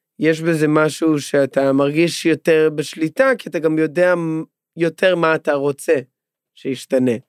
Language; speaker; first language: Hebrew; native; Hebrew